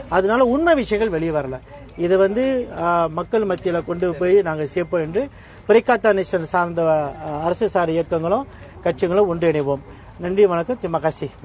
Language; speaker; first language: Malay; non-native, local second language; Tamil